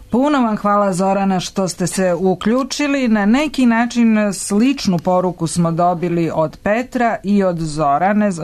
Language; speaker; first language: Serbian; native; Serbian